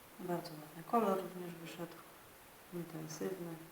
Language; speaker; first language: Polish; native; Polish